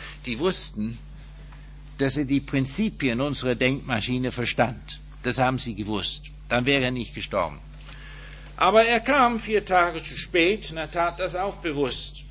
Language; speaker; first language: German; non-native, fluent; English